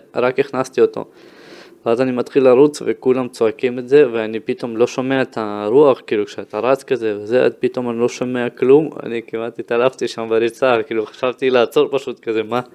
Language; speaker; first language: Hebrew; early bilingual, other home language; Ukrainian